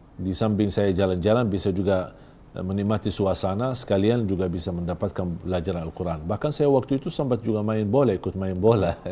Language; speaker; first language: Indonesian; non-native, fluent; Arabic